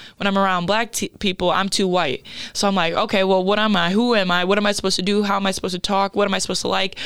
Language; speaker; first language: English; native; English